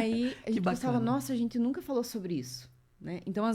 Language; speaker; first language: Portuguese; native; Portuguese